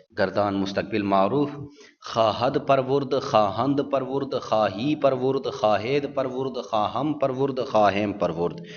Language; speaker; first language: Persian; non-native, fluent; Urdu